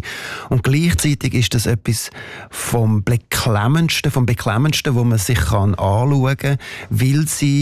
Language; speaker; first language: German; native; German